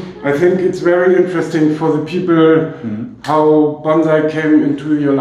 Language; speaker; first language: English; non-native, fluent; German